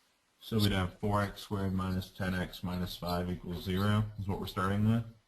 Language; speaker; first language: English; native; English